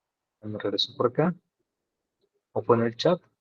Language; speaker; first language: Spanish; native; Spanish